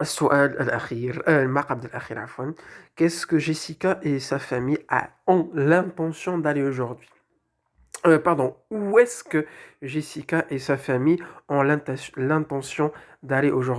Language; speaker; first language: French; non-native, local second language; Arabic